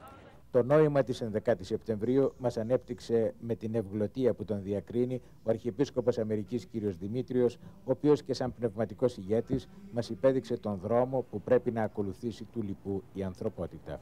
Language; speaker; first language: Greek; native; Greek